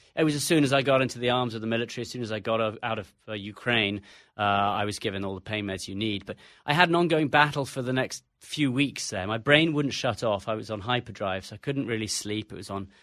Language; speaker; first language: English; native; English